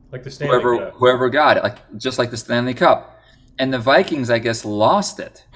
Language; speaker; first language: English; native; English